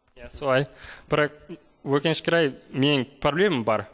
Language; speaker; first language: Kazakh; non-native, learner; English